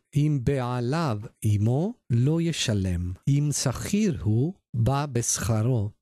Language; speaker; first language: Hebrew; non-native, learner; Spanish